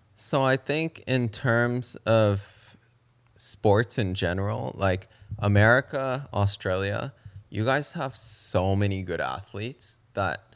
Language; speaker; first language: English; early bilingual, other home language; Japanese